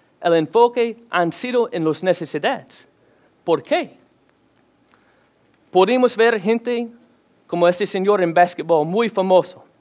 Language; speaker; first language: Spanish; non-native, learner; English